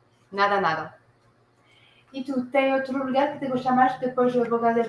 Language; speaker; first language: Portuguese; non-native, learner; French